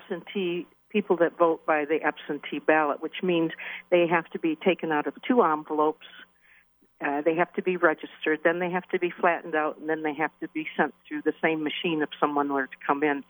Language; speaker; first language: English; native; English